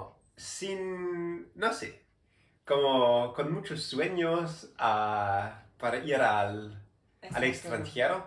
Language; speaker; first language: Spanish; non-native, learner; German